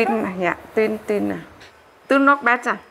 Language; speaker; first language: German; non-native, learner; Vietnamese